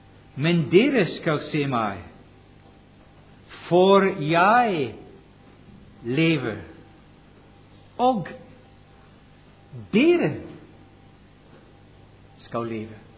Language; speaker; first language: Norwegian; non-native, fluent; English